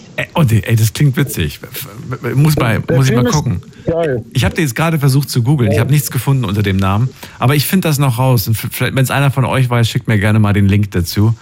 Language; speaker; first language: German; native; German